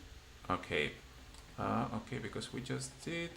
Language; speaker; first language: English; non-native, fluent; Spanish